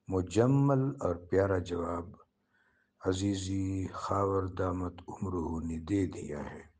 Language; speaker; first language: Urdu; non-native, local second language; Pashto